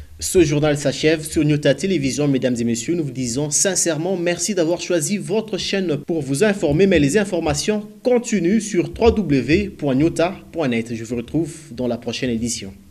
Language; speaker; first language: French; non-native, local second language; Swahili